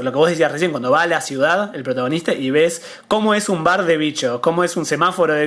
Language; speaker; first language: Spanish; native; Spanish